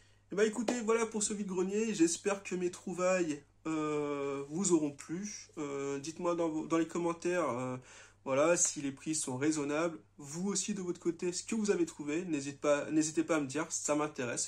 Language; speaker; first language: French; native; French